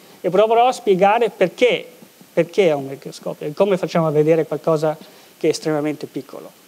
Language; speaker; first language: Italian; non-native, local second language; German